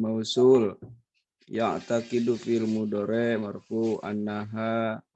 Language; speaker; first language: Arabic; non-native, learner; Indonesian